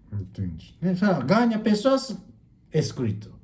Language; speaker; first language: Portuguese; non-native, learner; Japanese